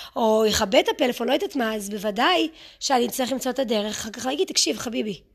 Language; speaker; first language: Hebrew; early bilingual, other home language; English